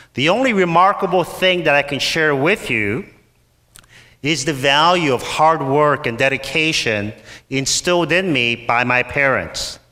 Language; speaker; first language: English; native; English